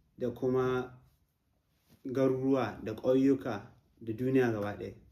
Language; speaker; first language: Hausa; native; Hausa